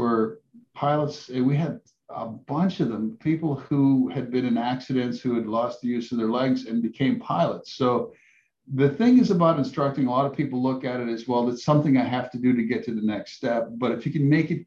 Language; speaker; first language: English; native; English